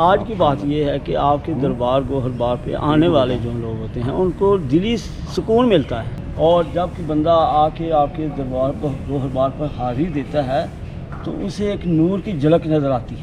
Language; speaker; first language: Urdu; non-native, local second language; Punjabi